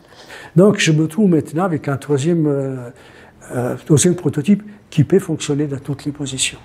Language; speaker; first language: French; non-native, fluent; Italian